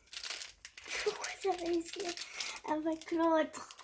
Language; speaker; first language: French; early bilingual, heritage; French